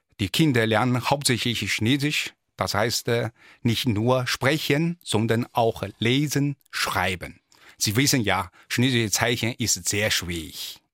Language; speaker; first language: German; non-native, fluent; Chinese